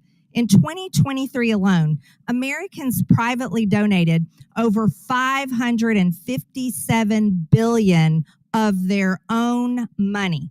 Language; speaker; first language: English; native; English